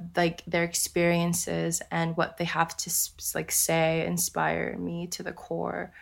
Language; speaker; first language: English; early bilingual, other home language; Japanese